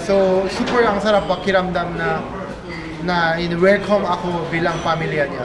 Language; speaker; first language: Filipino; non-native, fluent; Korean